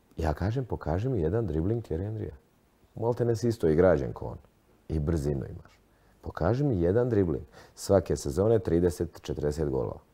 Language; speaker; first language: Croatian; native; Croatian